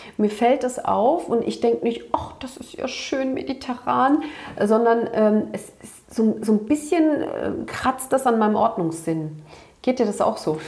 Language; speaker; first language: German; early bilingual, other home language; Turkish